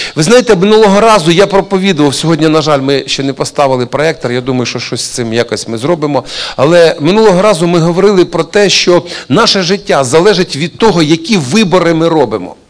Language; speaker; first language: Ukrainian; non-native, local second language; Russian